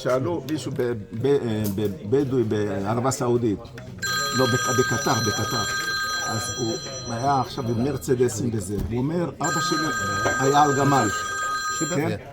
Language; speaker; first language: Hebrew; non-native, fluent; French